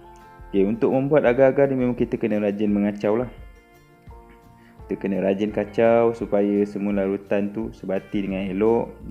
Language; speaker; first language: Malay; native; Malay